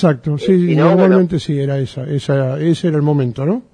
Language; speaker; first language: Spanish; native; Spanish